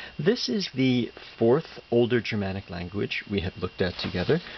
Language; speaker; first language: English; native; English